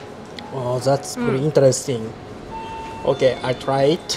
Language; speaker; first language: English; non-native, learner; Japanese